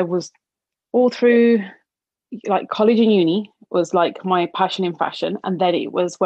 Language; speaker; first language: English; native; English